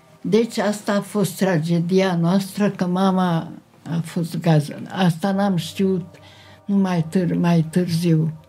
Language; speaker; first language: Romanian; non-native, local second language; Hungarian